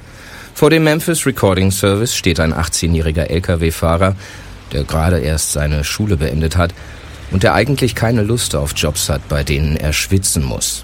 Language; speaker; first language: German; native; German